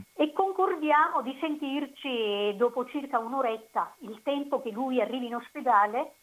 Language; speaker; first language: Italian; native; Italian